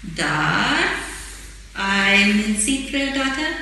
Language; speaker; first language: Romanian; non-native, fluent; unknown